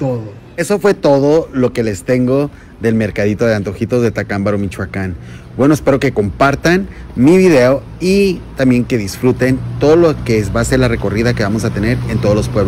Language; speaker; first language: Spanish; native; Spanish